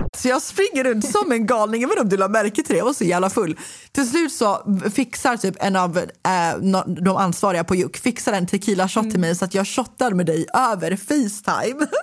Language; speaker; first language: Swedish; native; Swedish